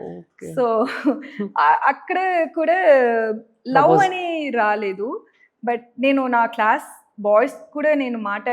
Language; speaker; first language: Telugu; non-native, learner; Tamil